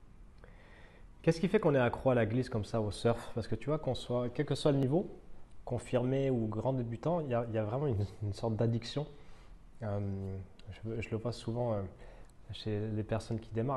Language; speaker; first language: French; native; French